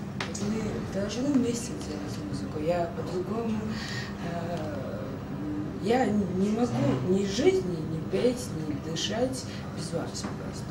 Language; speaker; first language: Russian; non-native, fluent; Georgian